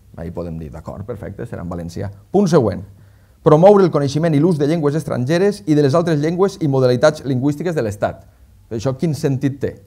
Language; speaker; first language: Catalan; native; Catalan